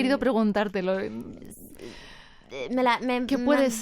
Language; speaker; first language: Spanish; native; Spanish